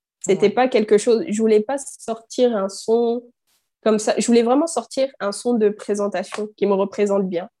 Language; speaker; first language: French; native; French